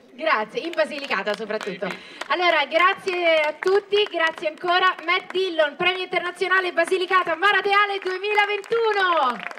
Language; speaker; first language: Italian; native; Italian